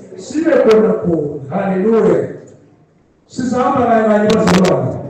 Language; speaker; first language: Zulu; non-native, local second language; Swati